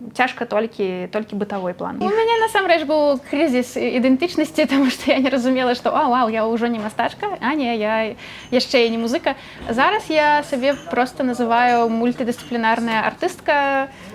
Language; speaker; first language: Belarusian; non-native, local second language; Russian